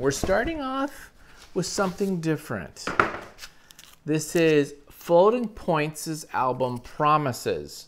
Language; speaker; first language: English; native; English